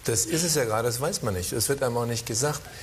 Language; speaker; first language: German; native; German